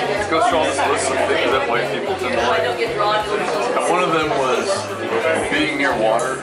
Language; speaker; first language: English; native; English